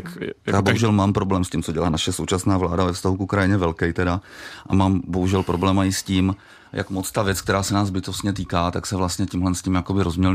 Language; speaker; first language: Czech; native; Czech